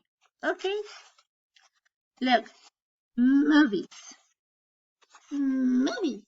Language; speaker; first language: English; non-native, learner; Spanish